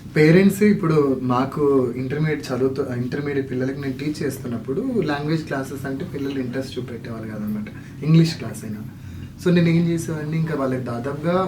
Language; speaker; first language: Telugu; non-native, local second language; Lambadi